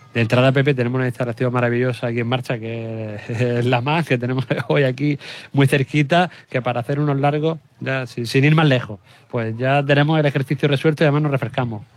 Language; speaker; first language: Spanish; native; Spanish